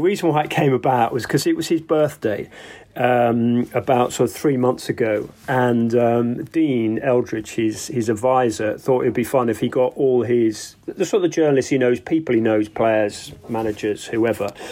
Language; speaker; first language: English; native; English